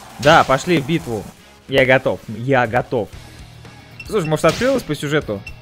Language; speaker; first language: Russian; native; Russian